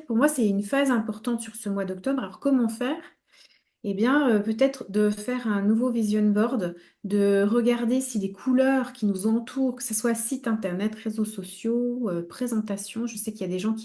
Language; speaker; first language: French; native; French